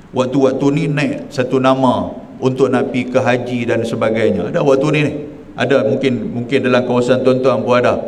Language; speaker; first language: Malay; native; Malay